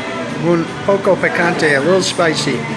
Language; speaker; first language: Spanish; non-native, learner; English